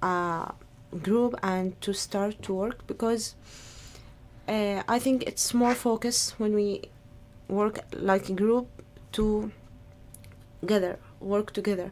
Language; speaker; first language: English; non-native, learner; Arabic